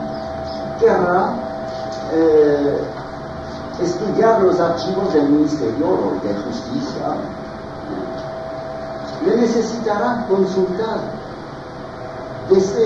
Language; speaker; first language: Spanish; non-native, fluent; French